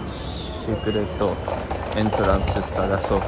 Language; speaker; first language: Japanese; non-native, learner; English